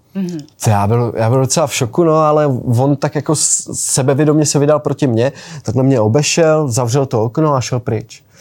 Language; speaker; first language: Czech; native; Czech